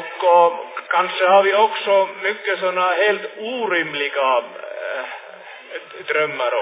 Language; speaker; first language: Swedish; non-native, fluent; Finnish